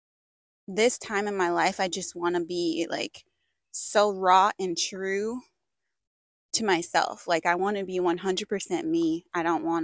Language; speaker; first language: English; native; English